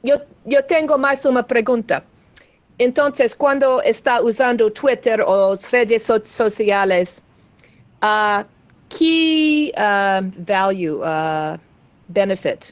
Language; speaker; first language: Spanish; non-native, learner; English